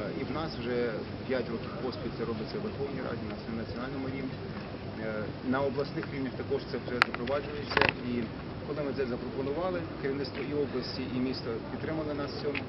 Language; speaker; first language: Ukrainian; native; Ukrainian